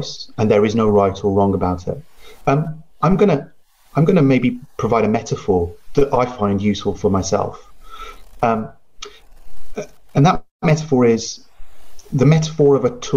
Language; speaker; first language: English; non-native, local second language; Punjabi